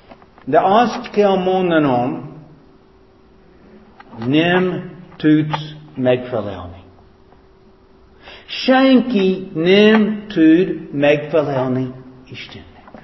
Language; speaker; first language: Hungarian; non-native, fluent; English